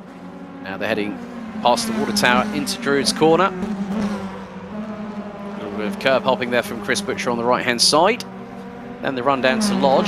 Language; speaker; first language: English; native; English